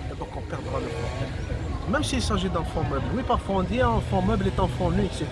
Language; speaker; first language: French; non-native, local second language; Kabyle